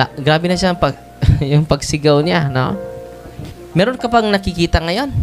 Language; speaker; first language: Filipino; non-native, local second language; Cebuano